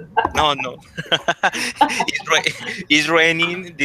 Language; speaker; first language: English; non-native, learner; Spanish